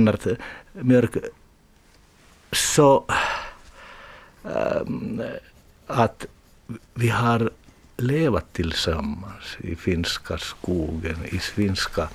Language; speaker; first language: Swedish; non-native, learner; Finnish